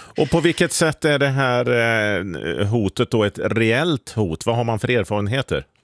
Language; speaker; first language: Swedish; native; Swedish